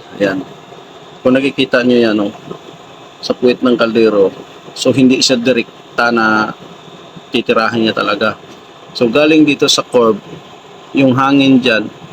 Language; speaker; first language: Filipino; non-native, local second language; Cebuano